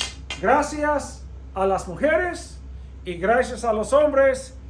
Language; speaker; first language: Spanish; non-native, fluent; English